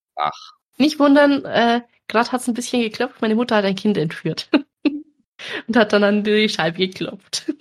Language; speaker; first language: German; native; German